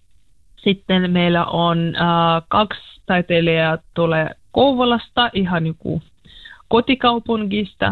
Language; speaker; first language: Finnish; non-native, learner; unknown